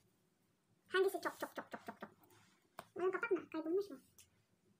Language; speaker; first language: Turkish; native; Turkish